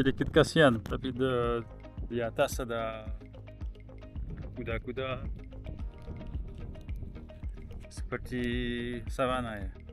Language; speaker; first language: Indonesian; non-native, fluent; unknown